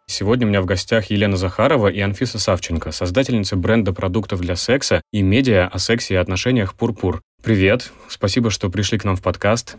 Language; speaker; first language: Russian; native; Russian